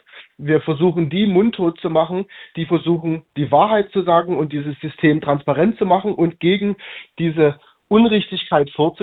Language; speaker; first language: German; native; German